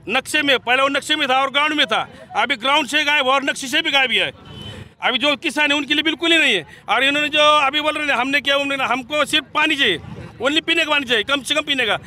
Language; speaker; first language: Hindi; non-native, local second language; Marathi